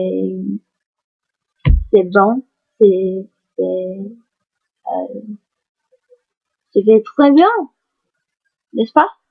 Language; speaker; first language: French; non-native, learner; English